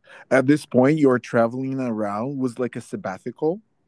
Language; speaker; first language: English; non-native, fluent; Portuguese